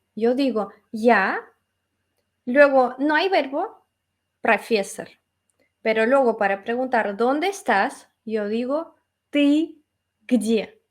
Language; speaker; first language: Spanish; non-native, fluent; Russian